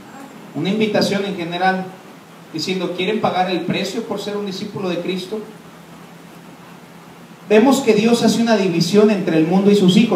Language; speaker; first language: Spanish; native; Spanish